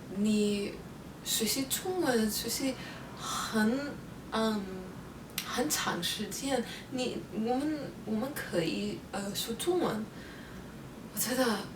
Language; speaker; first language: Chinese; non-native, learner; English